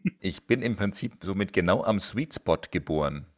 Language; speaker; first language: German; native; German